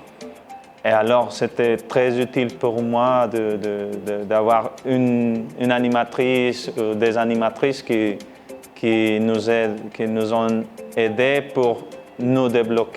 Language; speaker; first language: French; non-native, fluent; Spanish